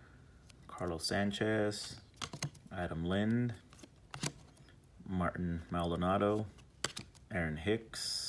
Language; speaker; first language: English; native; English